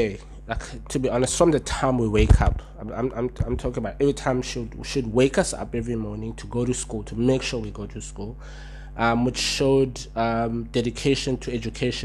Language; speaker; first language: English; non-native, local second language; Xhosa